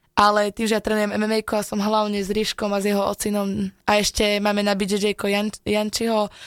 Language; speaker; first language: Slovak; native; Slovak